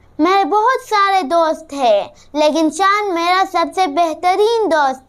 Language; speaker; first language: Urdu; early bilingual, heritage; Urdu